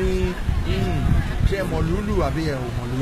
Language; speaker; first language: Yoruba; native; Yoruba